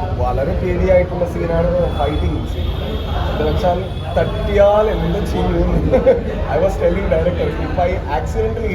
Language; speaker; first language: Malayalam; non-native, learner; Kannada